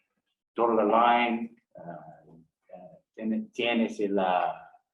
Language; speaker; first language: Spanish; non-native, learner; English